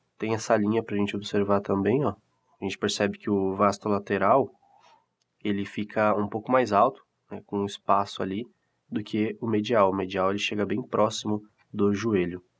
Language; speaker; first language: Portuguese; native; Portuguese